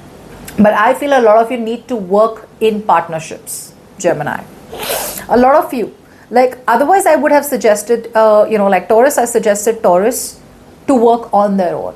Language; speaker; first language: English; non-native, local second language; Hindi